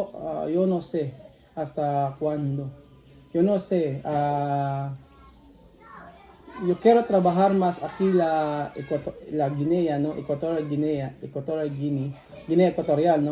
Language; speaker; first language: Spanish; non-native, learner; Filipino